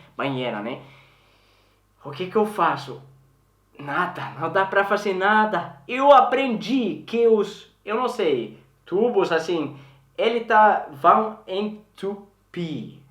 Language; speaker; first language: Portuguese; non-native, learner; Swedish